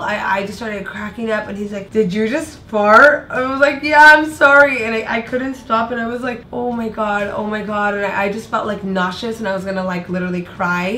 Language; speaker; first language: English; native; English